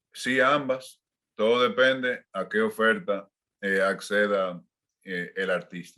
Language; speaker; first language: Spanish; native; Spanish